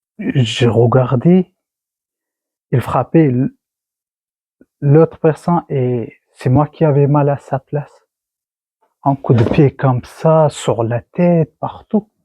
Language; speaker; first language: French; non-native, learner; Persian